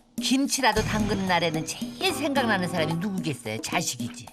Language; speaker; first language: Korean; native; Korean